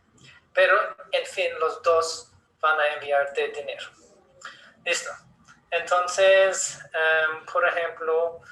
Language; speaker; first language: Spanish; non-native, learner; English